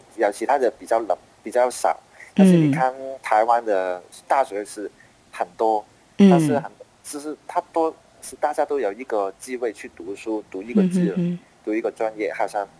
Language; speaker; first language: Chinese; non-native, fluent; Cantonese